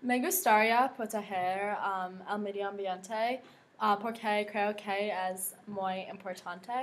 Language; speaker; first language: Spanish; non-native, learner; English